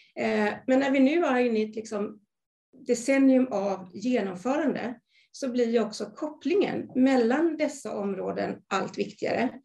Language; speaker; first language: Swedish; native; Swedish